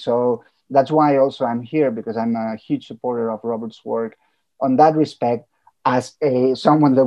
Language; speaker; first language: English; non-native, fluent; Catalan